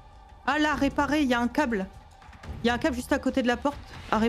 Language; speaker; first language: French; native; French